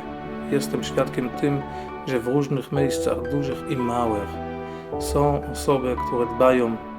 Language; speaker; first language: Polish; non-native, fluent; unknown